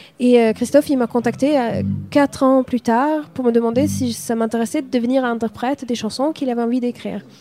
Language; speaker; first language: French; non-native, fluent; Swedish